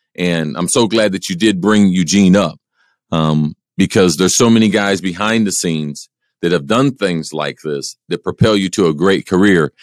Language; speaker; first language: English; native; English